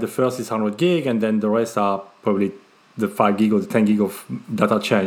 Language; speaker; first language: English; non-native, fluent; French